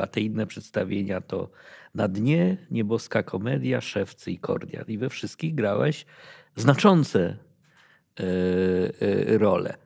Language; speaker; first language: Polish; native; Polish